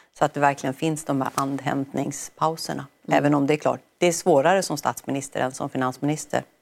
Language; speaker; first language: Swedish; native; Swedish